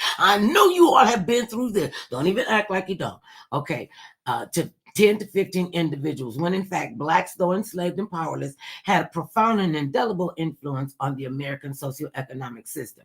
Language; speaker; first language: English; native; English